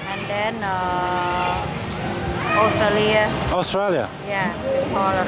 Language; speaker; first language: English; non-native, learner; Khmer